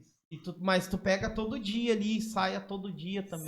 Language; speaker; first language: Portuguese; native; Portuguese